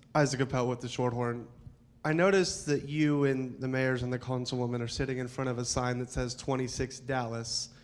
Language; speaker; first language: English; non-native, fluent; German